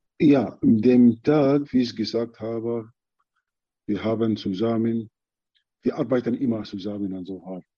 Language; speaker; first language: German; non-native, learner; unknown